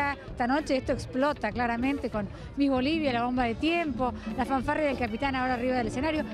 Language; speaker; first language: Spanish; native; Spanish